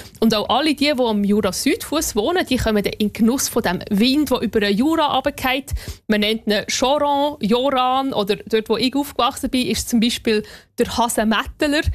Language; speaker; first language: German; native; German